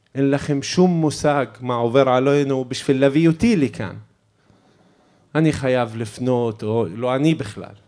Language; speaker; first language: Hebrew; non-native, local second language; Arabic